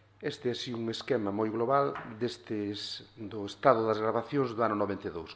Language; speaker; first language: Galician; native; Galician